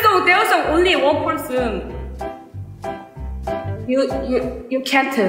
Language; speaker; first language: English; non-native, learner; Korean